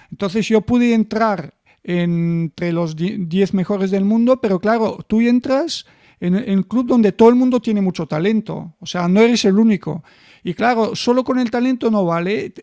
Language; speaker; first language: Spanish; non-native, fluent; Bulgarian